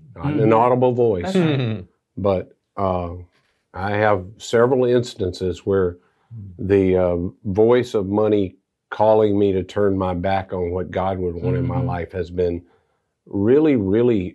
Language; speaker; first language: English; native; English